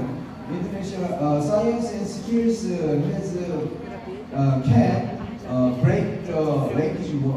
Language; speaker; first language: English; non-native, learner; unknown